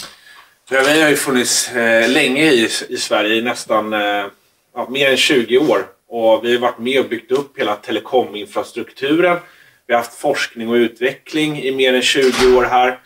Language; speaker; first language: Swedish; native; Swedish